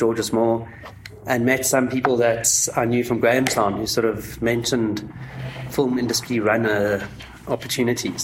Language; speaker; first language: English; native; English